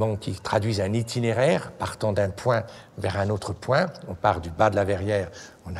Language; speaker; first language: French; native; French